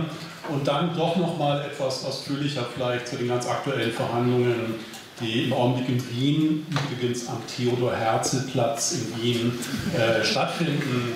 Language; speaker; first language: German; native; German